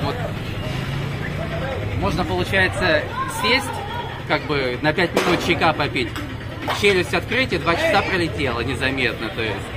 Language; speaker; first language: Russian; native; Russian